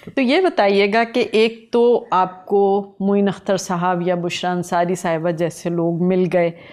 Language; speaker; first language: Urdu; native; Urdu